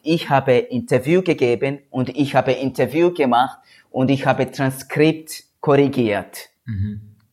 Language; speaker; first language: German; non-native, learner; Swahili